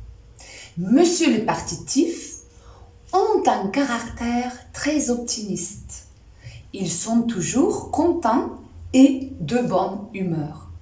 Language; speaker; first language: French; non-native, fluent; Spanish